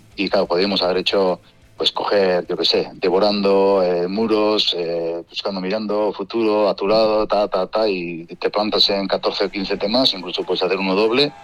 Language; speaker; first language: Spanish; non-native, local second language; Basque